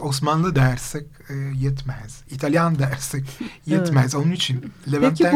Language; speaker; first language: Turkish; non-native, fluent; Italian